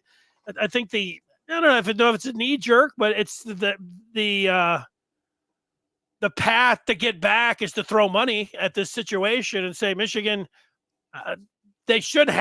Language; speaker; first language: English; native; English